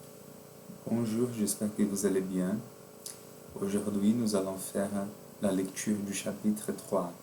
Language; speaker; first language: French; non-native, fluent; Portuguese